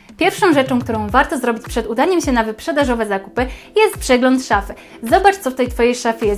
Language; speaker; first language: Polish; native; Polish